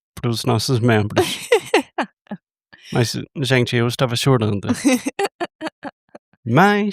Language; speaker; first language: Portuguese; non-native, fluent; English